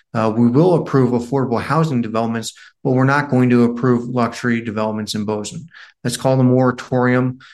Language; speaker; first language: English; native; English